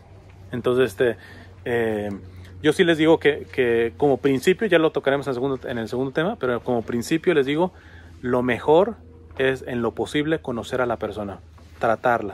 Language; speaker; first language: Spanish; native; Spanish